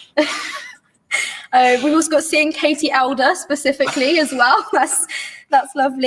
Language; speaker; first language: English; native; English